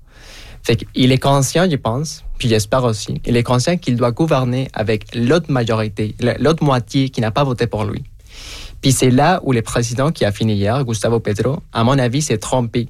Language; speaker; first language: French; non-native, fluent; Spanish